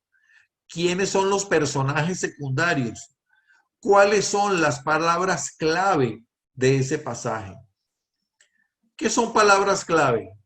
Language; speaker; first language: Spanish; native; Spanish